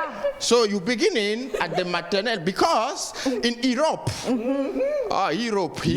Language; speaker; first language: English; non-native, learner; French